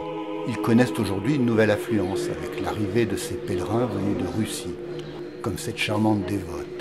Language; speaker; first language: French; native; French